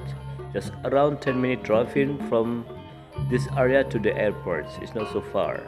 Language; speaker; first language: English; non-native, learner; Indonesian